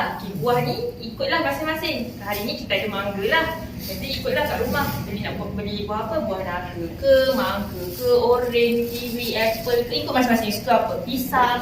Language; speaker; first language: Malay; native; Malay